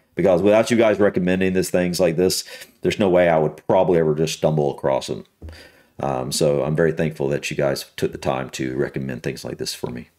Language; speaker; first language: English; native; English